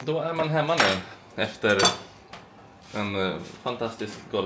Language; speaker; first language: Swedish; early bilingual, other home language; Lithuanian